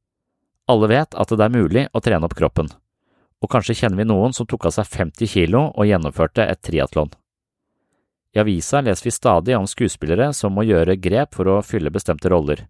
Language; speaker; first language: Norwegian; native; Norwegian